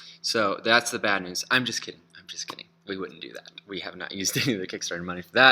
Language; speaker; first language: English; native; English